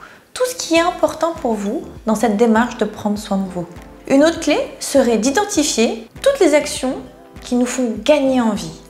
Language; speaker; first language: French; native; French